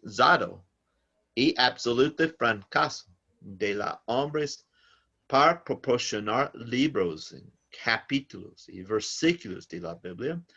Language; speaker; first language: Spanish; non-native, learner; English